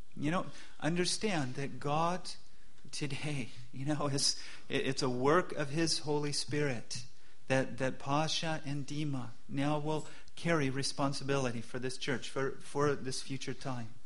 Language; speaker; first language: English; native; English